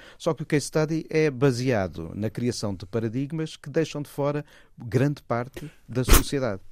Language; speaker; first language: Portuguese; native; Portuguese